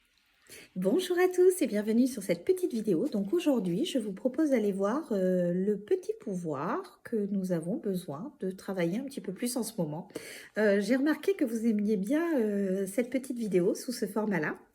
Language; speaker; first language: French; native; French